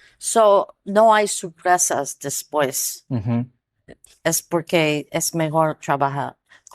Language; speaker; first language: Spanish; non-native, learner; English